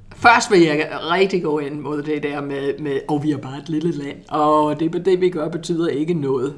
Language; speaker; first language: Danish; non-native, fluent; English